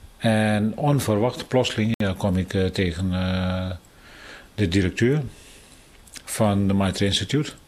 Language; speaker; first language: Dutch; non-native, fluent; Tibetan